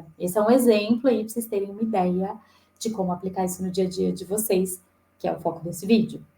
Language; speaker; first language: Portuguese; native; Portuguese